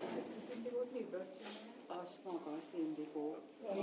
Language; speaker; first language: Hungarian; native; Hungarian